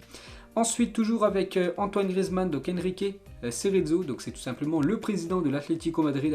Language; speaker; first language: French; native; French